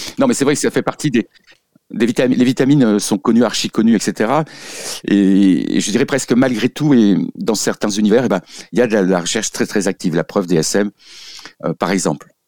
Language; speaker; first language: French; native; French